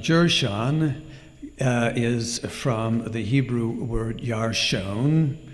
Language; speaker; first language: English; native; English